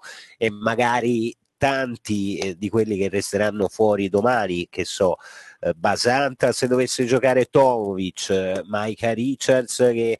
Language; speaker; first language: Italian; native; Italian